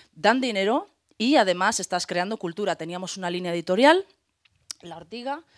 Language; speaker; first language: Spanish; native; Spanish